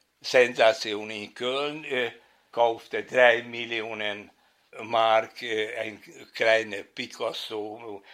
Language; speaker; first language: German; non-native, fluent; Hungarian